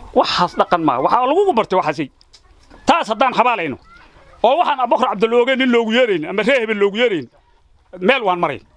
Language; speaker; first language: Somali; native; Somali